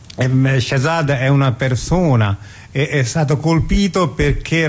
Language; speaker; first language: Italian; non-native, fluent; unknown